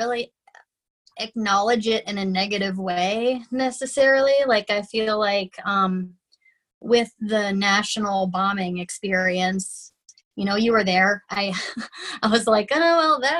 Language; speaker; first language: English; native; English